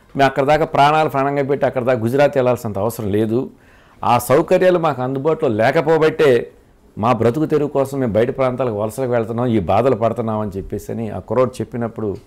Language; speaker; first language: Telugu; native; Telugu